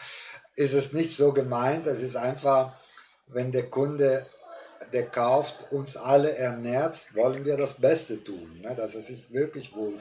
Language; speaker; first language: German; non-native, fluent; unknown